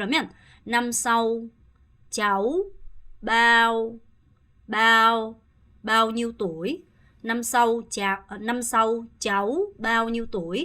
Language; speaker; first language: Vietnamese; non-native, fluent; Korean